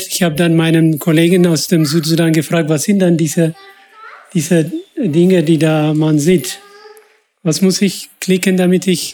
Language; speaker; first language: German; non-native, fluent; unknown